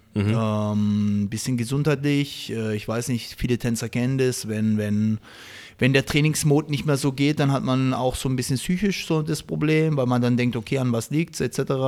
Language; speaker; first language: German; native; German